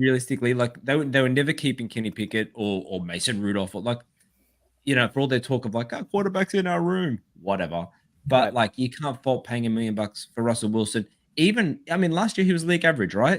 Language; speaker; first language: English; native; English